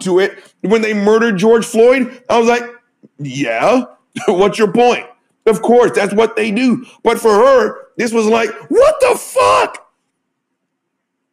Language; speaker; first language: English; native; English